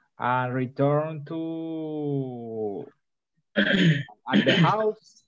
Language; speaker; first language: English; non-native, learner; Spanish